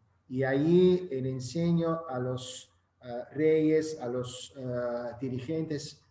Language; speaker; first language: Spanish; non-native, learner; Azerbaijani